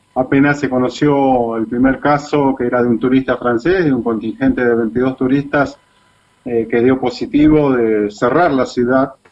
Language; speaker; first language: Spanish; native; Spanish